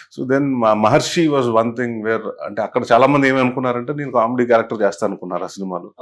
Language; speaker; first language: Telugu; native; Telugu